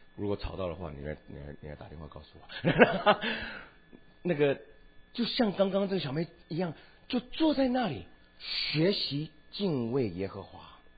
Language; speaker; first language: Chinese; early bilingual, other home language; Min Nan Chinese